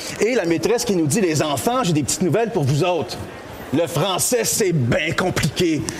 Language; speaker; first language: French; native; French